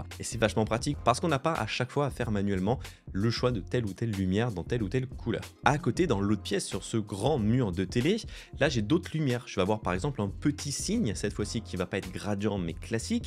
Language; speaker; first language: French; native; French